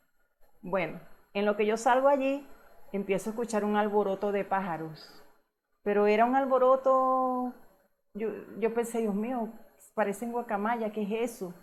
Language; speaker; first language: Spanish; native; Spanish